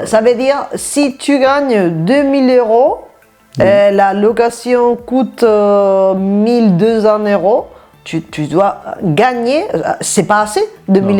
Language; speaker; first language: French; non-native, fluent; Spanish